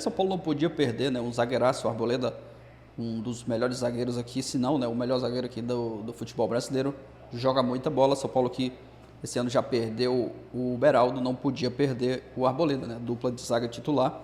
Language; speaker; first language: Portuguese; native; Portuguese